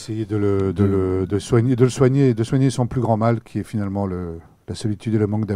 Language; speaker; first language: French; native; French